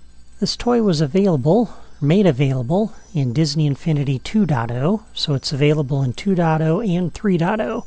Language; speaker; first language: English; native; English